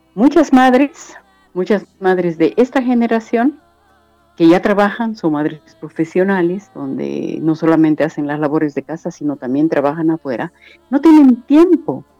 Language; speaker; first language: Spanish; native; Spanish